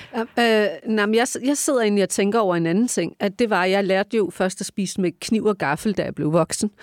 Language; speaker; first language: Danish; early bilingual, other home language; Turkish